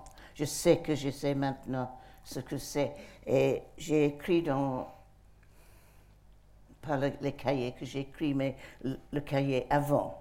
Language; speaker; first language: French; non-native, fluent; English